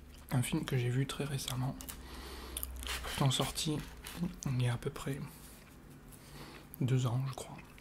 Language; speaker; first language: French; native; French